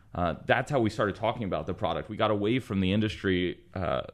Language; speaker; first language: English; native; English